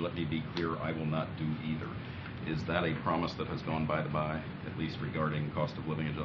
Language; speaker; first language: English; native; English